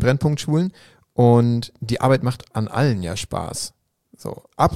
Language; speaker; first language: German; native; German